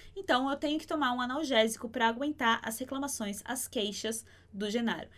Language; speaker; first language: Portuguese; native; Portuguese